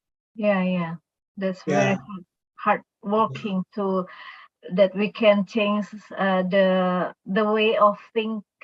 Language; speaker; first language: English; non-native, local second language; Indonesian